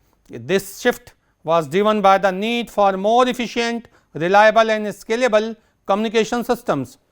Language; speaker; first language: English; non-native, local second language; Hindi